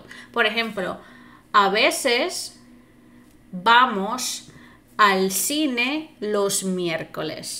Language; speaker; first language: Spanish; non-native, fluent; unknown